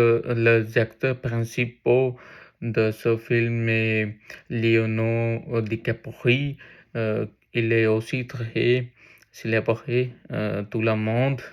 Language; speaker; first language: French; non-native, learner; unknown